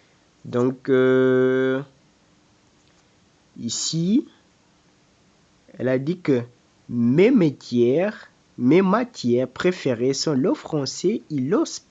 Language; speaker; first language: French; non-native, fluent; Portuguese